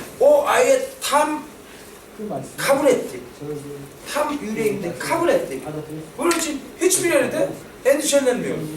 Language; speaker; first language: Turkish; non-native, fluent; Korean